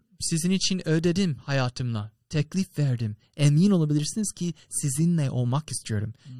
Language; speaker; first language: Turkish; non-native, fluent; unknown